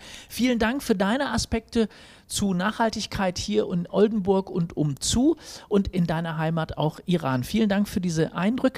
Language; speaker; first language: German; native; German